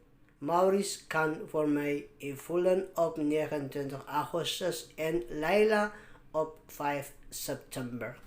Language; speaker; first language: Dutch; non-native, fluent; Tigrinya